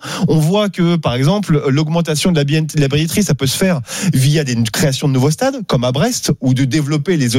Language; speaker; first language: French; native; French